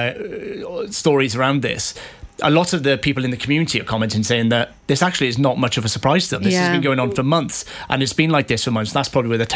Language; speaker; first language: English; native; English